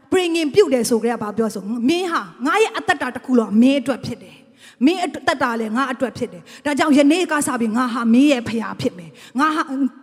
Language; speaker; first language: Burmese; non-native, local second language; Tedim Chin